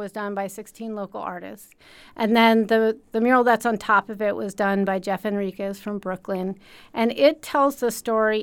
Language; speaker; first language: English; native; English